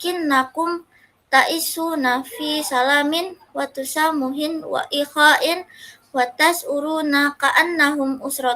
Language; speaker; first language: Arabic; non-native, learner; Indonesian